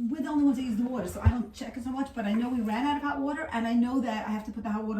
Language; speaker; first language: English; native; English